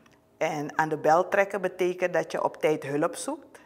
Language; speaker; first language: Dutch; native; Dutch